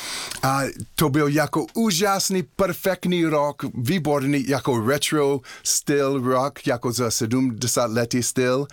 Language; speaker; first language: Czech; non-native, learner; English